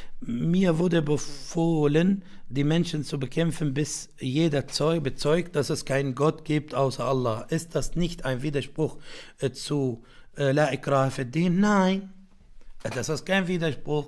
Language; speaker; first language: German; non-native, fluent; Arabic